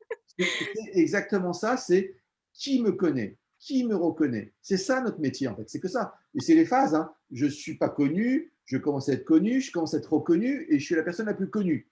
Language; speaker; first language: French; native; French